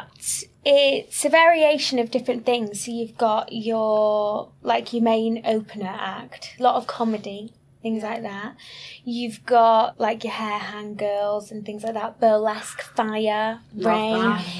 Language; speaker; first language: English; native; English